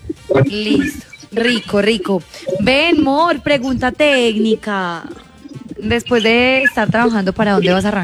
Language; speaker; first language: Spanish; native; Spanish